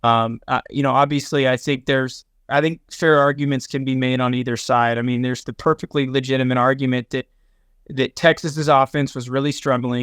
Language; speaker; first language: English; native; English